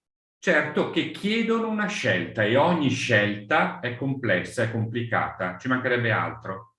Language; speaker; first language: Italian; native; Italian